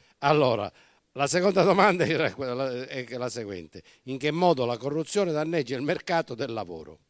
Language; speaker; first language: Italian; native; Italian